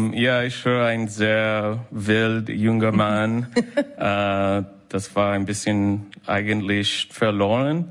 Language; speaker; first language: German; non-native, learner; English